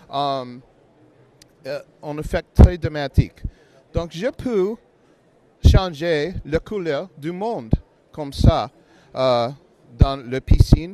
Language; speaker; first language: French; non-native, learner; English